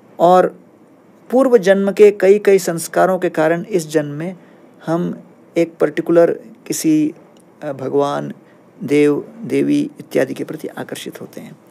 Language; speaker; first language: Hindi; non-native, local second language; Tamil